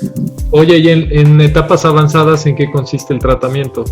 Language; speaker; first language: Spanish; native; Spanish